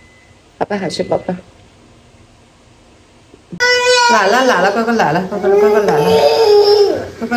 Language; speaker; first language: Chinese; native; Chinese